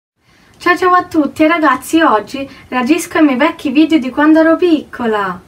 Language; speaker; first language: Italian; native; Italian